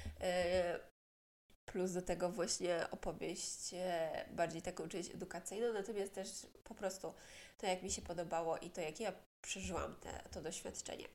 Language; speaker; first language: Polish; native; Polish